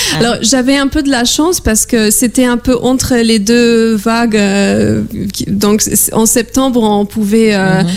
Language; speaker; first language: French; non-native, fluent; Polish